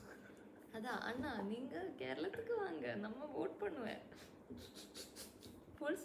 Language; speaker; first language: Tamil; non-native, learner; Malayalam